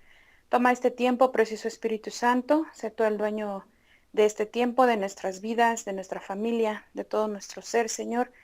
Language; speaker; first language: Spanish; native; Spanish